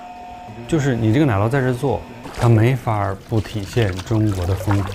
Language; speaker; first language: Chinese; native; Chinese